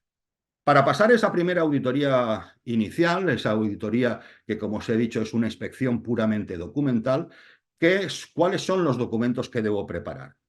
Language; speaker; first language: Spanish; native; Spanish